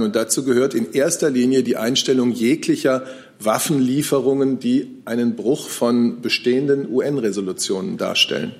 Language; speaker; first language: German; native; German